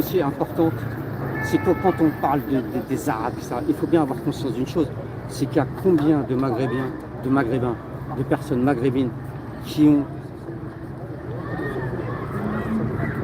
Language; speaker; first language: French; native; French